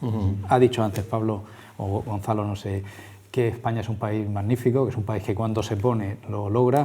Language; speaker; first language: Spanish; native; Spanish